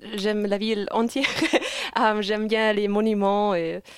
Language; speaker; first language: French; non-native, fluent; German